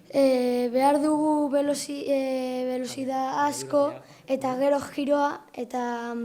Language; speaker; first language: Basque; non-native, local second language; Spanish